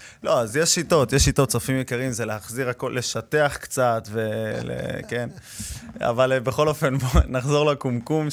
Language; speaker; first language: Hebrew; native; Hebrew